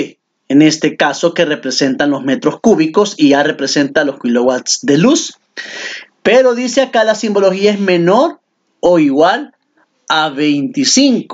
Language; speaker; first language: Spanish; native; Spanish